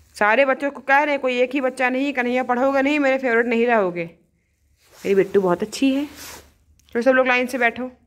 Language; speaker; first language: Hindi; native; Hindi